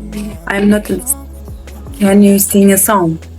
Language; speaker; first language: English; non-native, learner; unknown